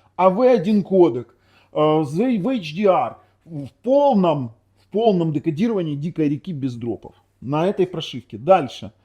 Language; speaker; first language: Russian; non-native, local second language; Ukrainian